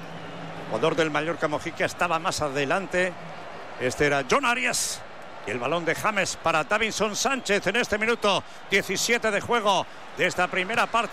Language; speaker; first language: Spanish; native; Spanish